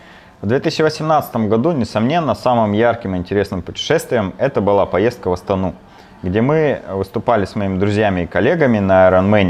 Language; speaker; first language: Russian; native; Russian